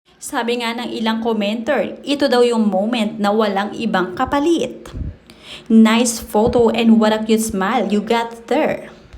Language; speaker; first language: Filipino; native; Filipino